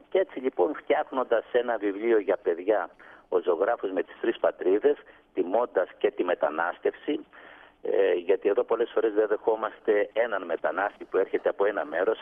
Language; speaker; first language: Greek; native; Greek